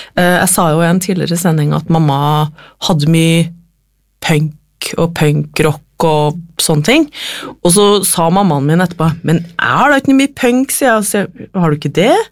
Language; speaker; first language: Norwegian; native; Norwegian